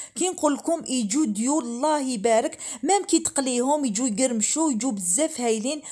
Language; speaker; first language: Arabic; native; Arabic